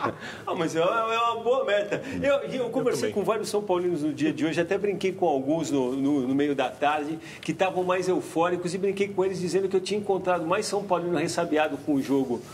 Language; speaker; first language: Portuguese; native; Portuguese